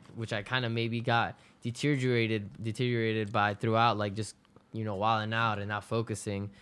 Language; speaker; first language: English; early bilingual, other home language; Spanish